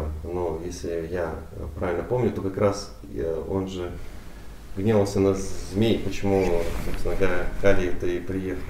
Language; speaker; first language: Russian; native; Russian